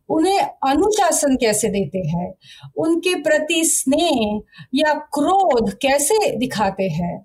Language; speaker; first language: Hindi; non-native, local second language; Marathi